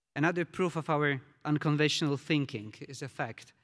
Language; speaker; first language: English; non-native, fluent; Polish